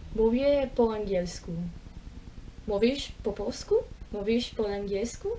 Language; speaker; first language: Polish; non-native, learner; English